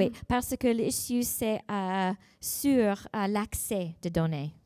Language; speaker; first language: French; non-native, learner; English